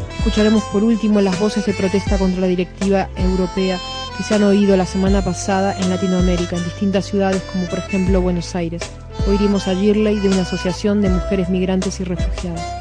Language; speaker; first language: Spanish; native; Spanish